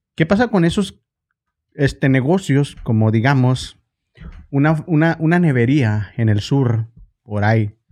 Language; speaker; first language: Spanish; native; Spanish